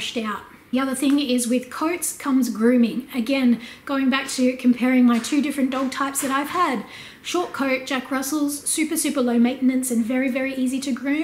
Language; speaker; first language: English; native; English